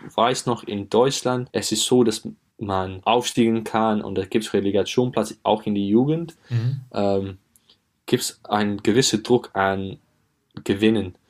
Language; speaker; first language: German; non-native, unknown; English